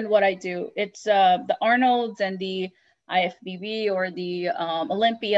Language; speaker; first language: English; non-native, local second language; Sylheti